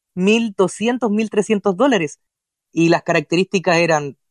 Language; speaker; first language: Spanish; native; Spanish